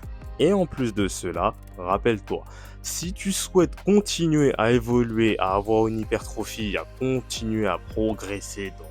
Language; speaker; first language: French; native; French